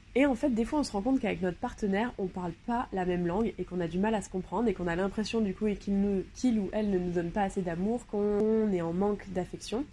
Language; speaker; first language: French; native; French